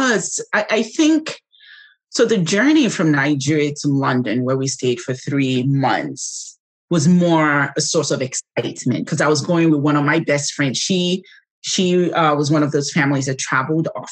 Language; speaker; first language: English; non-native, local second language; Yoruba